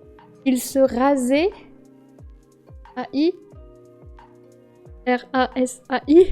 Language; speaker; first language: French; native; French